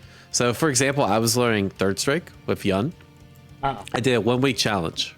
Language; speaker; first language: English; native; English